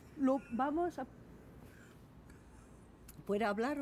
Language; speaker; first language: Spanish; non-native, fluent; English